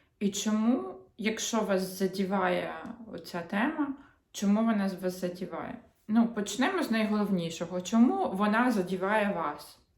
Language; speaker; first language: Ukrainian; non-native, local second language; Russian